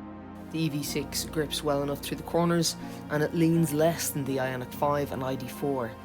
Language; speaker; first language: English; native; English